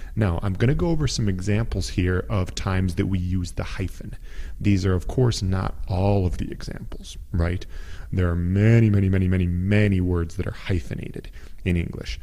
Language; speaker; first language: English; native; English